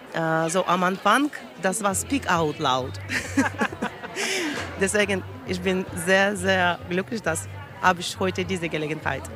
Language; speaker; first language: German; non-native, learner; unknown